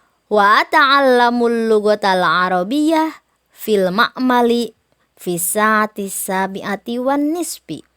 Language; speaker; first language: Arabic; non-native, fluent; Indonesian